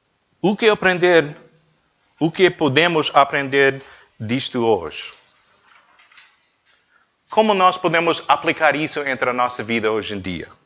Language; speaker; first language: Portuguese; non-native, learner; English